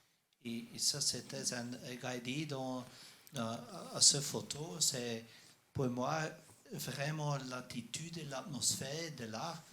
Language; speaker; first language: French; non-native, learner; Dutch